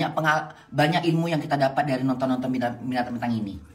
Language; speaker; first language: Indonesian; native; Indonesian